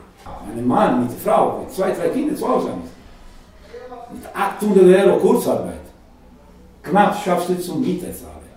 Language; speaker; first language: German; non-native, learner; Italian